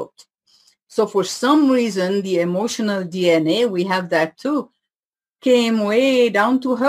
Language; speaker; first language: English; non-native, fluent; French